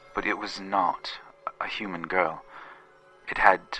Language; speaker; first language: English; native; English